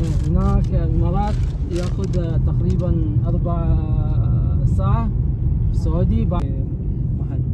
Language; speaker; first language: Arabic; non-native, learner; Bangla